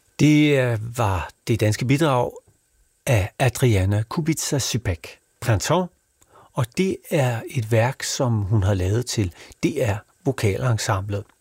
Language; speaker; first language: Danish; native; Danish